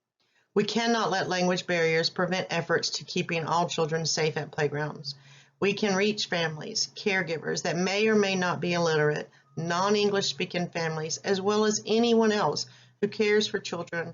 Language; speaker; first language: English; native; English